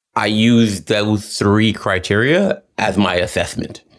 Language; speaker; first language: English; native; English